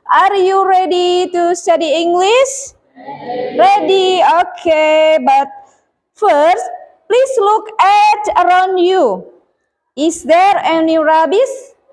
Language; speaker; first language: English; non-native, fluent; Indonesian